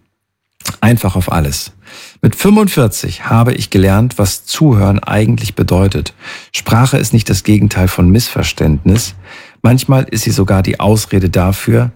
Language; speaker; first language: German; native; German